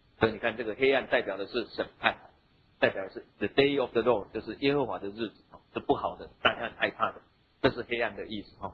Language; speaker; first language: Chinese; native; Chinese